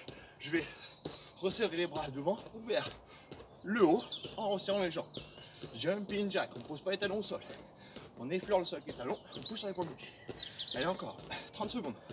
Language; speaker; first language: French; native; French